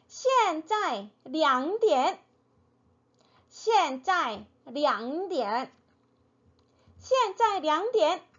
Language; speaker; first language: Chinese; non-native, fluent; Korean